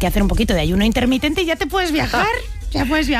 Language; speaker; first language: Spanish; native; Spanish